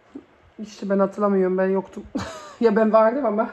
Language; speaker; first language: Turkish; early bilingual, heritage; Turkish